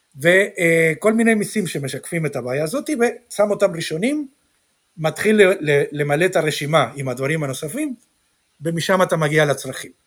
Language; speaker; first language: Hebrew; non-native, fluent; Spanish